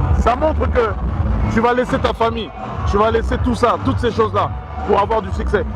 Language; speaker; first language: French; early bilingual, other home language; Lingala